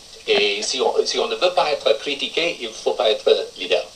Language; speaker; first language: French; non-native, fluent; English